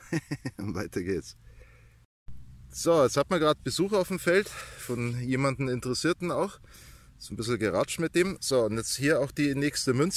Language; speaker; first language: German; native; German